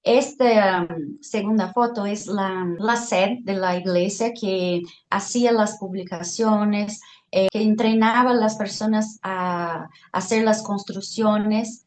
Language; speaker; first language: Spanish; non-native, fluent; Portuguese